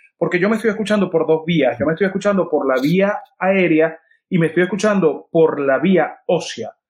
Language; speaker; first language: Spanish; native; Spanish